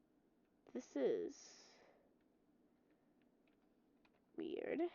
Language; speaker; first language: English; native; English